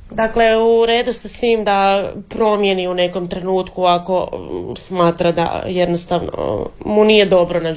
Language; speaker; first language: Serbian; native; Serbian